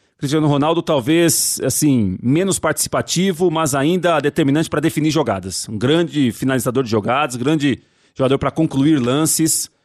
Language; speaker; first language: Portuguese; native; Portuguese